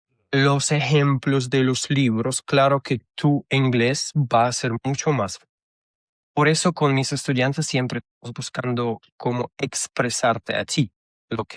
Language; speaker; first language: Spanish; non-native, fluent; Russian